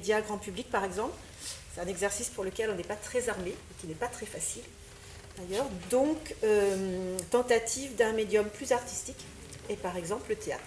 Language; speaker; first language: French; native; French